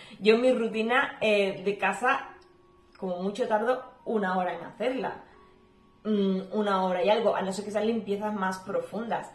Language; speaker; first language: Spanish; native; Spanish